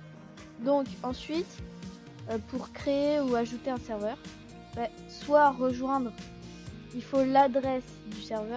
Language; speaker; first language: French; native; French